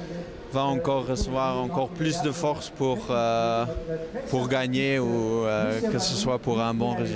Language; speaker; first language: French; non-native, local second language; Luxembourgish